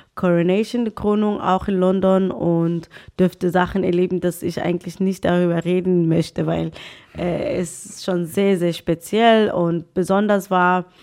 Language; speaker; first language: German; non-native, fluent; Tswana